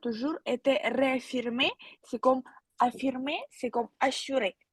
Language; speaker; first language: French; non-native, fluent; Russian